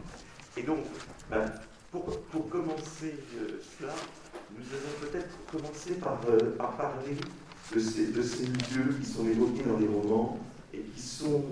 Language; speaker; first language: French; native; French